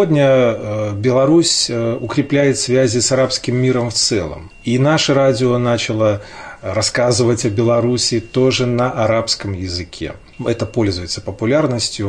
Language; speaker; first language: Russian; native; Russian